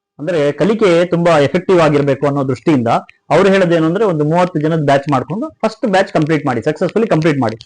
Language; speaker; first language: Kannada; non-native, local second language; Urdu